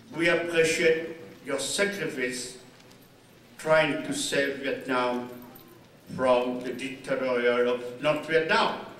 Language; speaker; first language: English; non-native, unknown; Vietnamese